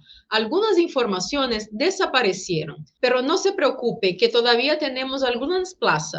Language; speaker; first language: Spanish; non-native, fluent; Portuguese